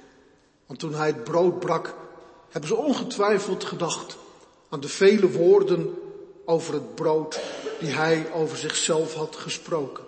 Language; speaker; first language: Dutch; native; Dutch